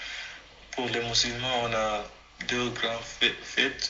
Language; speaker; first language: French; non-native, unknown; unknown